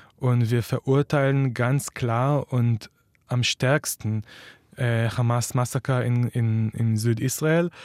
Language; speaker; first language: German; non-native, fluent; Hebrew